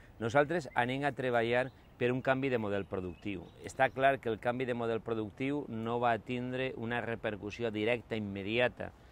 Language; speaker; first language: Catalan; non-native, local second language; Spanish